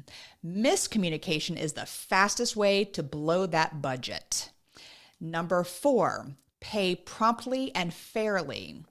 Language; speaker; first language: English; native; English